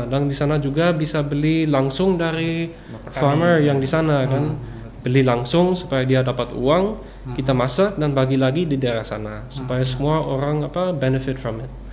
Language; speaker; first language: Indonesian; early bilingual, other home language; English